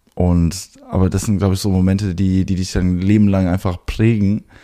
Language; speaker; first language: German; early bilingual, heritage; German